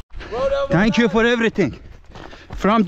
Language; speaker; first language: English; non-native, learner; Persian